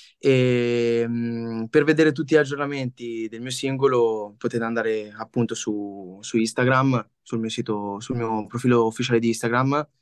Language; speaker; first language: Italian; native; Italian